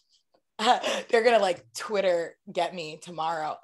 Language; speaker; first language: English; native; English